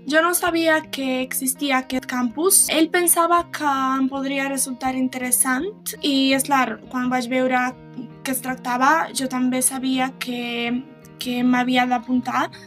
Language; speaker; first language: Catalan; non-native, fluent; Serbian